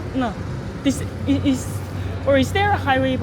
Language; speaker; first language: English; non-native, learner; Korean